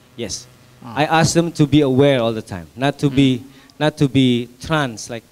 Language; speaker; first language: English; non-native, fluent; Indonesian